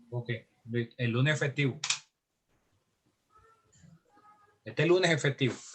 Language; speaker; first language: Spanish; native; Spanish